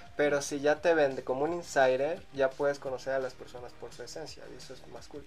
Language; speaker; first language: Spanish; native; Spanish